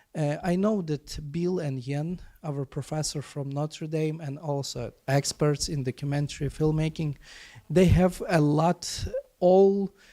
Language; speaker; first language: English; non-native, fluent; Ukrainian